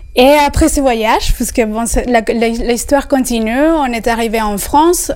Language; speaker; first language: French; non-native, fluent; Spanish